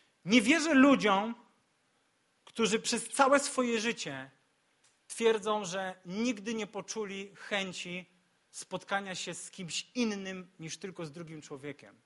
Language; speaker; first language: Polish; native; Polish